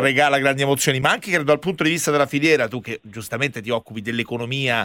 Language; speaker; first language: Italian; native; Italian